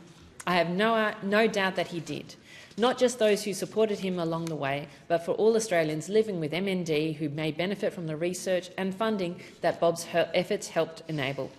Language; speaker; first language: English; native; English